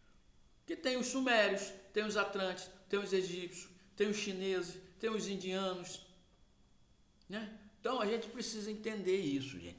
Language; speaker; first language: Portuguese; native; Portuguese